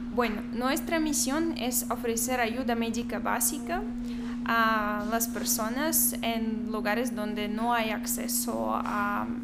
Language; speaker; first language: Spanish; non-native, fluent; Russian